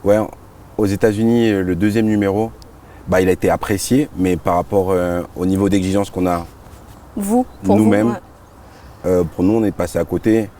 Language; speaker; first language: French; native; French